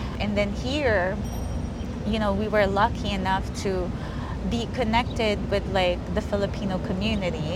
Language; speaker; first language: English; early bilingual, other home language; Filipino